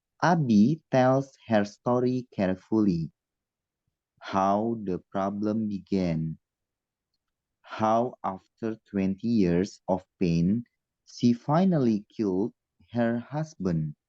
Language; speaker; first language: English; non-native, learner; Indonesian